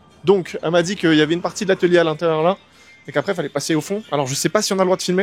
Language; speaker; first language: French; native; French